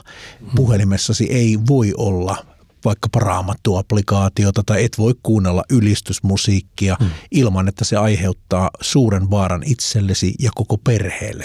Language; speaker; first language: Finnish; native; Finnish